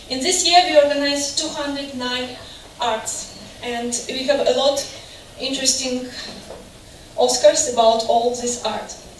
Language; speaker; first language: English; non-native, learner; Russian